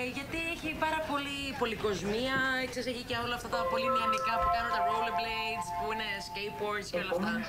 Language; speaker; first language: Greek; early bilingual, heritage; Greek